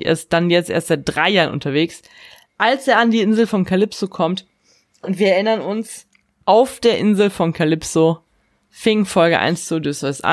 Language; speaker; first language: German; native; German